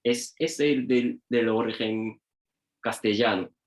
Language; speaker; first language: Spanish; non-native, learner; Japanese